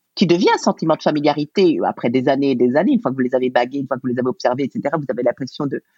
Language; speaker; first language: French; native; French